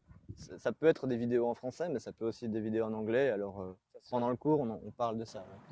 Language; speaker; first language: French; native; French